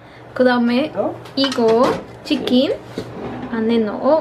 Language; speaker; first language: Korean; non-native, learner; Spanish